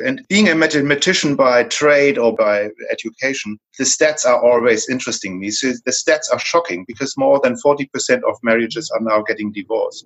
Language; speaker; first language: English; non-native, fluent; German